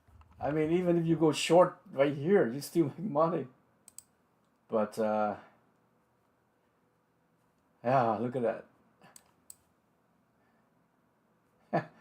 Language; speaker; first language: English; non-native, fluent; Vietnamese